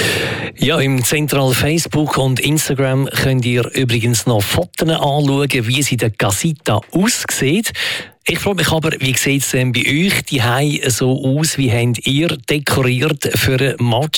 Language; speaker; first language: German; native; German